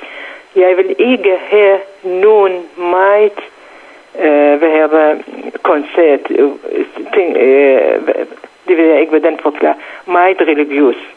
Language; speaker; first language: Danish; non-native, learner; Central Kurdish